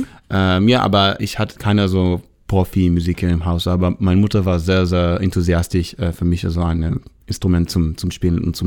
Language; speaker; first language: German; non-native, learner; Hebrew